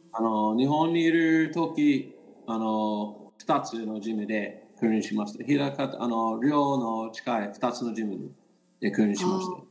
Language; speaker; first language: Japanese; non-native, learner; English